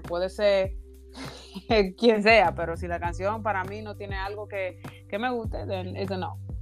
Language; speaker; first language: Spanish; early bilingual, heritage; Spanish